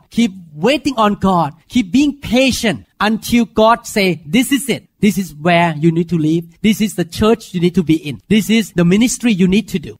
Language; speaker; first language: English; non-native, fluent; Thai